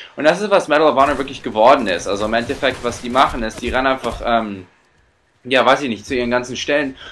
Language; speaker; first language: German; early bilingual, heritage; German